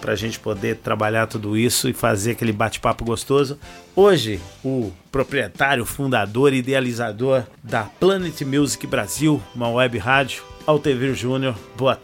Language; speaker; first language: Portuguese; native; Portuguese